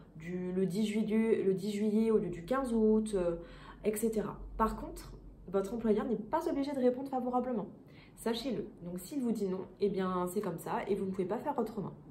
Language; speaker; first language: French; native; French